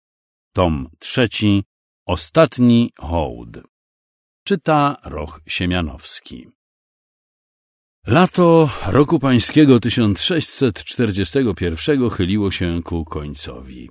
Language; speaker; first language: Polish; native; Polish